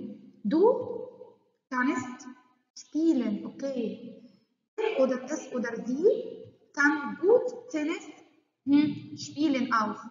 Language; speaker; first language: German; non-native, learner; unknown